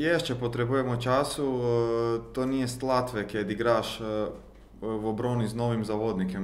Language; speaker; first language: Polish; non-native, learner; Croatian